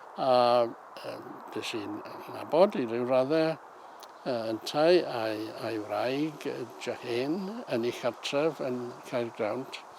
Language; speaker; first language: Welsh; native; Welsh